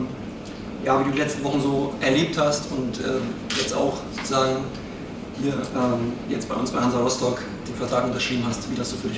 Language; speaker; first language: German; native; German